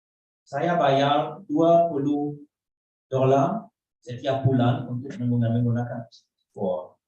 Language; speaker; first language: Indonesian; non-native, learner; German